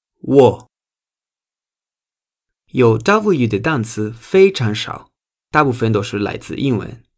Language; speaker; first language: Chinese; non-native, fluent; Spanish